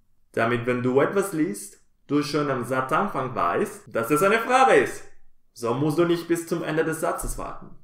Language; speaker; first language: German; non-native, fluent; Spanish